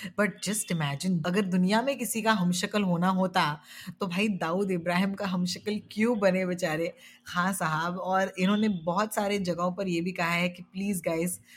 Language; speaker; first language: Hindi; native; Hindi